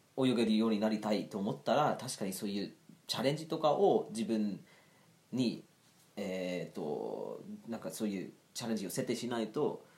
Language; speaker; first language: Japanese; non-native, fluent; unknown